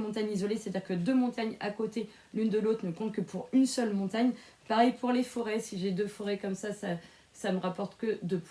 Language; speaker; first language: French; native; French